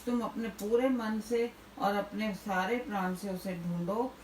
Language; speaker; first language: Hindi; non-native, local second language; Punjabi